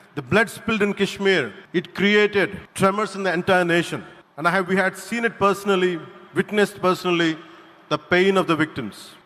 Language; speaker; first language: English; non-native, local second language; Telugu